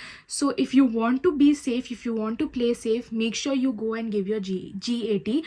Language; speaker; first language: English; non-native, local second language; Hindi